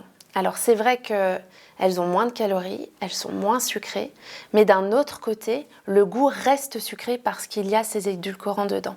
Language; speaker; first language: French; native; French